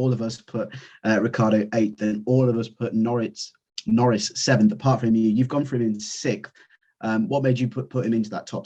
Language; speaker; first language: English; native; English